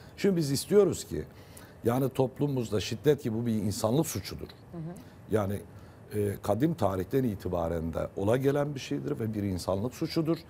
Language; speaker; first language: Turkish; native; Turkish